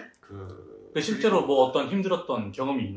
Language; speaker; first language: Korean; native; Korean